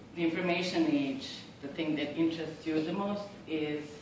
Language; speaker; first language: English; non-native, fluent; Serbian